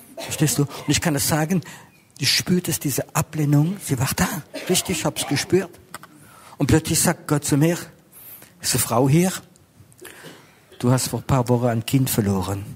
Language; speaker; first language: German; non-native, local second language; French